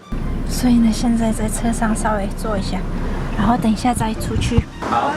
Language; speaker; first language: Chinese; non-native, fluent; Mongolian